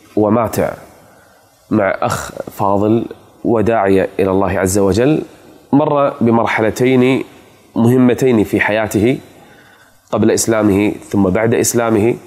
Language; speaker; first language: Arabic; native; Arabic